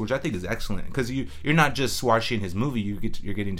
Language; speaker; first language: English; native; English